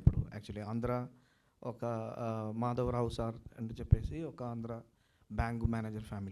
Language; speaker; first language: Telugu; non-native, learner; Malayalam